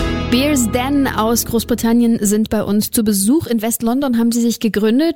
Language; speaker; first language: German; native; German